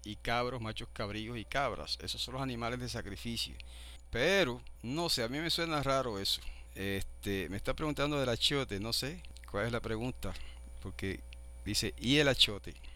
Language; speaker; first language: Spanish; native; Spanish